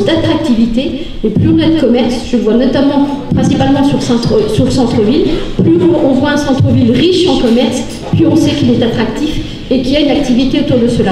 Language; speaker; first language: French; native; French